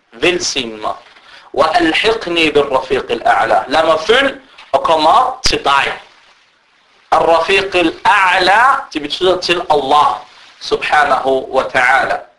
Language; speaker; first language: Danish; early bilingual, other home language; Arabic